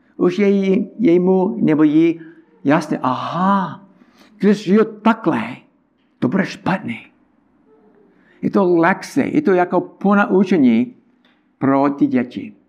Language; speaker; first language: Czech; non-native, learner; English